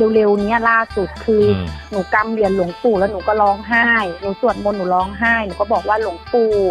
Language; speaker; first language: Thai; native; Thai